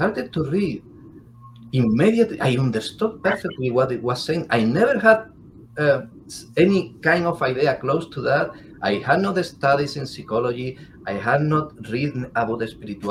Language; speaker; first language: English; non-native, fluent; Spanish